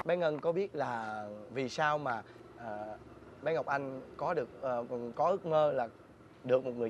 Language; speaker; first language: Vietnamese; native; Vietnamese